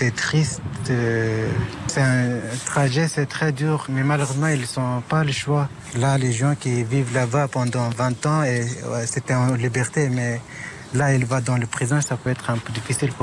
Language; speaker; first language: French; non-native, learner; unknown